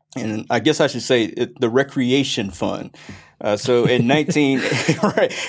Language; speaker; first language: English; native; English